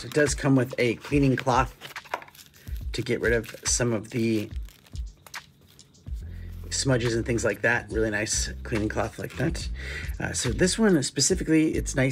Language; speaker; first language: English; native; English